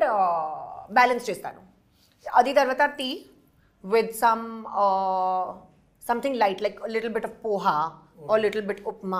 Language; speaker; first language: Telugu; non-native, learner; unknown